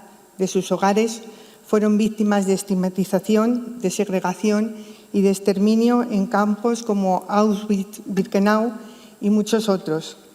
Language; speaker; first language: Spanish; native; Spanish